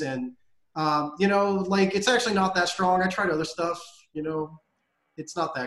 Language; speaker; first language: English; native; English